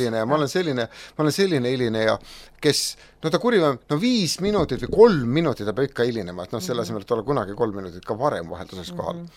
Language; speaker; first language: Estonian; native; Estonian